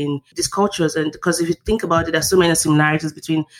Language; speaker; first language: English; non-native, local second language; Yoruba